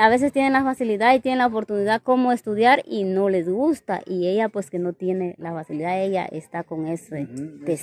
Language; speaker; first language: Spanish; native; Spanish